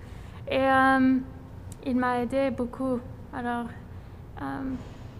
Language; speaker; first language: French; non-native, fluent; English